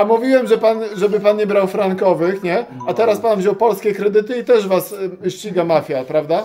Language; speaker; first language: Polish; native; Polish